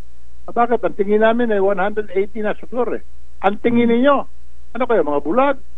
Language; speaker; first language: Filipino; native; Filipino